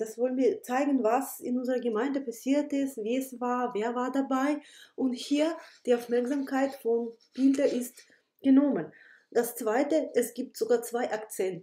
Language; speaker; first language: German; non-native, fluent; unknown